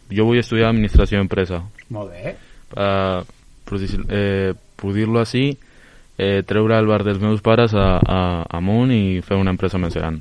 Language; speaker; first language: Catalan; non-native, local second language; Spanish